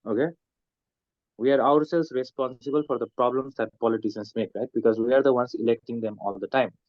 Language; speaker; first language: English; non-native, local second language; Nepali